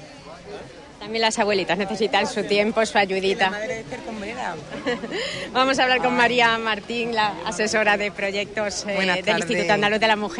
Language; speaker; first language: Spanish; native; Spanish